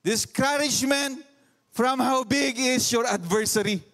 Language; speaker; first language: English; non-native, local second language; Filipino